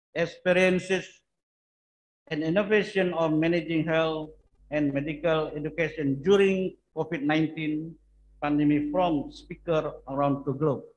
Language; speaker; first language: English; non-native, fluent; Indonesian